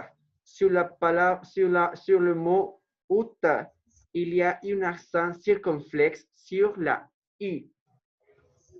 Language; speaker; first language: French; non-native, fluent; Spanish